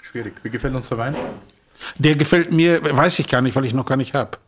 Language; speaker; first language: German; native; German